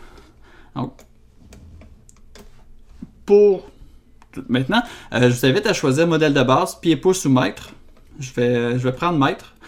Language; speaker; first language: French; native; French